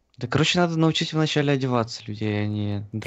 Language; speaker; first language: Russian; native; Russian